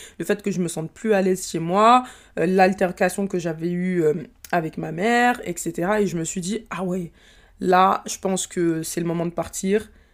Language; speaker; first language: French; early bilingual, other home language; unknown